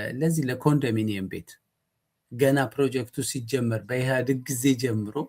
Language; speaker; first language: Amharic; native; Amharic